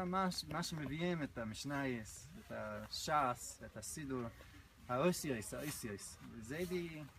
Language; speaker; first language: Hebrew; non-native, fluent; English